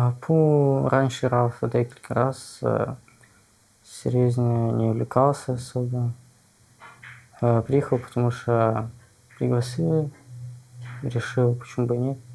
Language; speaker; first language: Ukrainian; non-native, local second language; Russian